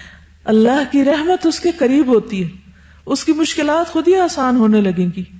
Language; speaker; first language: Urdu; native; Urdu